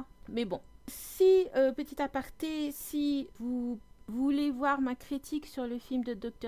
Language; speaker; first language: French; native; French